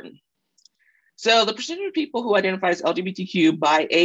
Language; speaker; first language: English; native; English